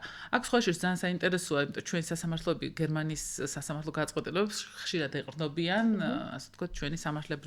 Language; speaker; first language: Georgian; native; Georgian